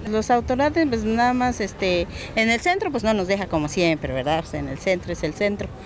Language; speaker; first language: Spanish; native; Spanish